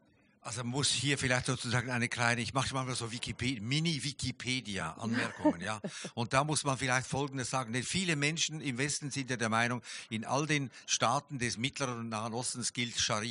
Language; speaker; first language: German; native; German